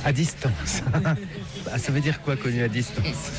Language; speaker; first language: French; native; French